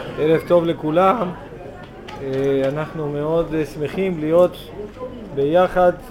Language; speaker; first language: Hebrew; native; Hebrew